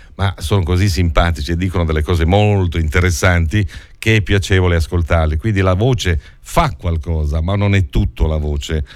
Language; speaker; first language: Italian; native; Italian